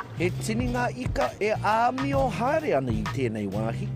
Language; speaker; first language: Māori; non-native, local second language; English